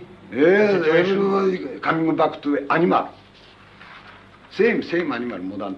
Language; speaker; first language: English; non-native, learner; Japanese